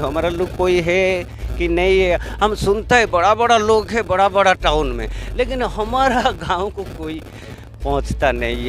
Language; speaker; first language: Hindi; non-native, local second language; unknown